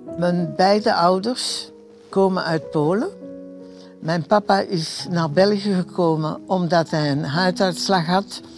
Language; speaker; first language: Dutch; early bilingual, other home language; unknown